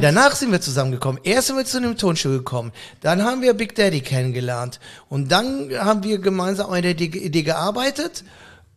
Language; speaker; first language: German; native; German